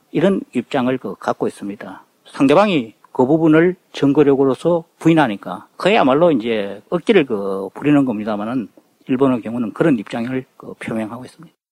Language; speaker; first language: Korean; native; Korean